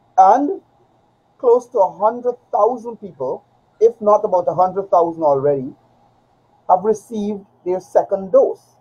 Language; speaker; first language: English; native; English